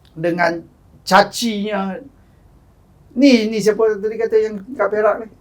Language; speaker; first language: Malay; non-native, local second language; Chinese